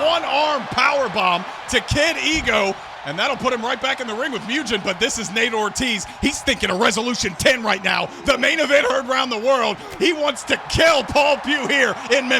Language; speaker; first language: English; native; English